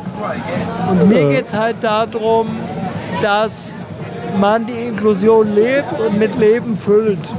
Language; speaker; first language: German; native; German